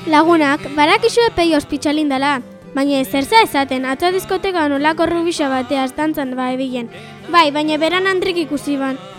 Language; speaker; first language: Basque; native; Basque